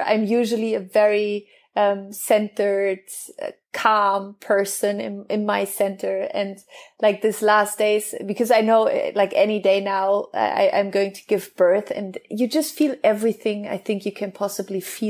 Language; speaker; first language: English; non-native, fluent; German